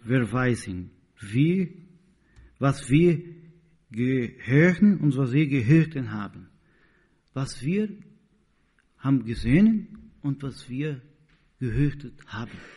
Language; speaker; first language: German; non-native, learner; Portuguese